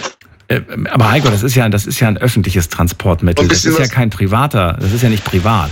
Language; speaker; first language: German; native; German